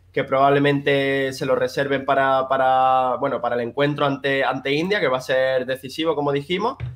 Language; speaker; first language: Spanish; native; Spanish